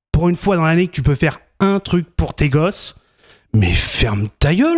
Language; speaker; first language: French; native; French